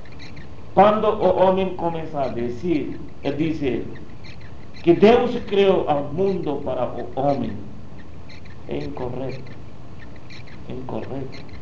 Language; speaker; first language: Portuguese; non-native, learner; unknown